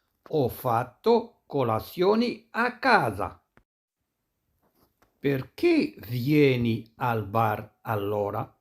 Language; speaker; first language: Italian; non-native, fluent; Arabic